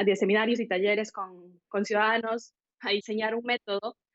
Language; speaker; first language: Spanish; native; Spanish